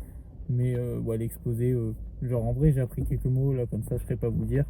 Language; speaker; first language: French; native; French